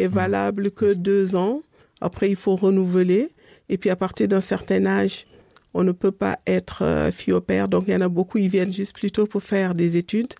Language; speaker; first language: French; non-native, local second language; Wolof